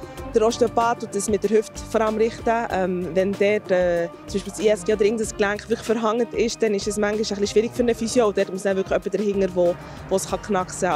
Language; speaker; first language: German; native; German